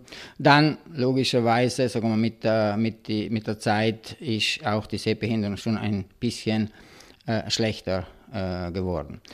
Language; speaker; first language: German; non-native, local second language; Italian